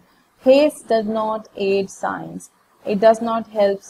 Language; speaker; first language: English; non-native, local second language; Hindi